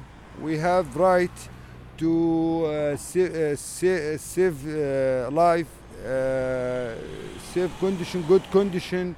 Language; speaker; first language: English; non-native, learner; Arabic